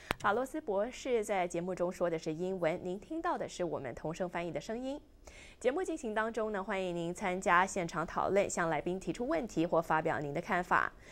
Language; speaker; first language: Chinese; native; Chinese